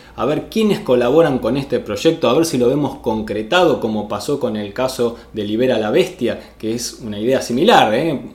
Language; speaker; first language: Spanish; native; Spanish